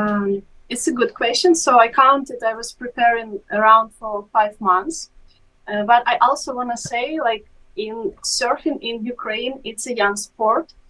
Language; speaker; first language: English; non-native, fluent; Ukrainian